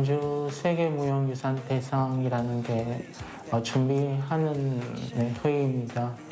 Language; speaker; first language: Korean; non-native, fluent; French